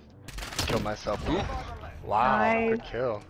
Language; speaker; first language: English; native; English